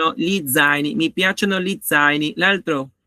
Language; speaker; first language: Italian; non-native, learner; Spanish